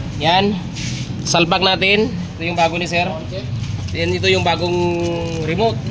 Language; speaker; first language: Filipino; native; Filipino